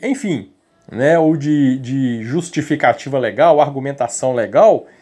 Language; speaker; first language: Portuguese; native; Portuguese